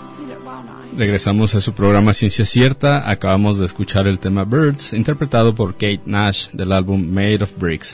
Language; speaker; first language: Spanish; native; Spanish